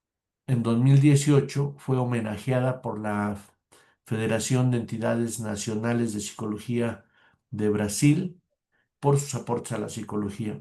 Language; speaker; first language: Spanish; native; Spanish